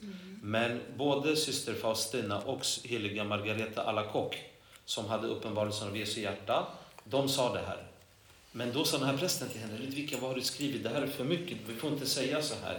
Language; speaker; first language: Swedish; non-native, fluent; Polish